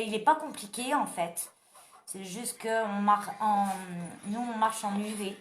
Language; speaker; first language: French; native; French